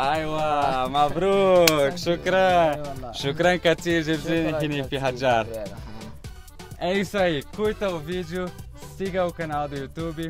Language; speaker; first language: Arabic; non-native, learner; Portuguese